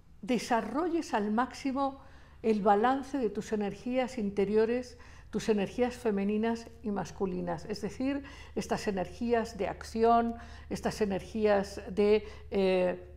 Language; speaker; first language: Spanish; native; Spanish